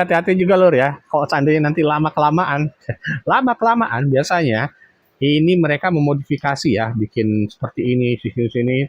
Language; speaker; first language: Indonesian; native; Indonesian